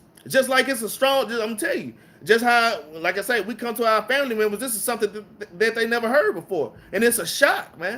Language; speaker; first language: English; native; English